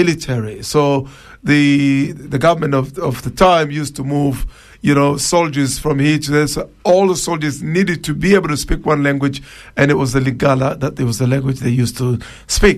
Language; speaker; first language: English; non-native, fluent; Luba-Lulua